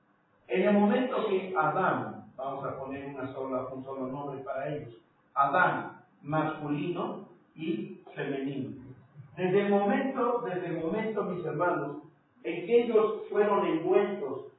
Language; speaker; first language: Spanish; native; Spanish